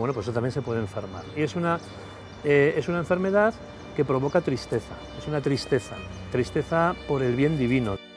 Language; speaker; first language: Spanish; native; Spanish